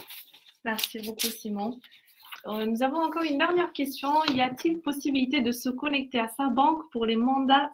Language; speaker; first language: French; native; French